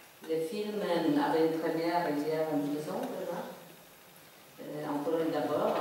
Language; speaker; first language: French; non-native, fluent; Polish